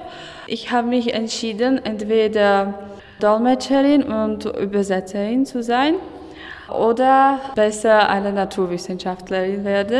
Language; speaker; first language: German; non-native, fluent; Slovak